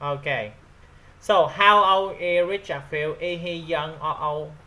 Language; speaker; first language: English; non-native, learner; Vietnamese